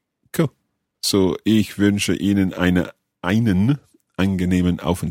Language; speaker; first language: German; non-native, learner; English